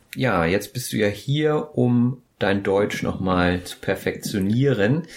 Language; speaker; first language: German; native; German